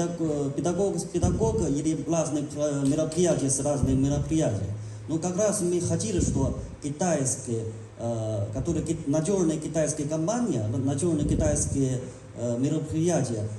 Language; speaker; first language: Russian; non-native, learner; Chinese